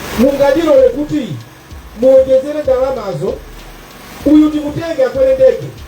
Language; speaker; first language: Nyanja; native; Nyanja